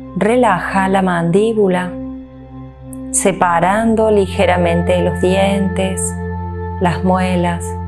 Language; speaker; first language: Spanish; native; Spanish